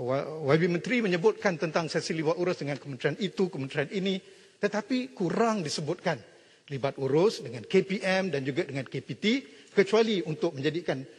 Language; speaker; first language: Malay; native; Malay